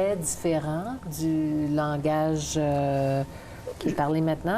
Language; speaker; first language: French; native; French